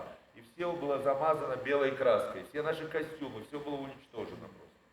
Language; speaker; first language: Russian; native; Russian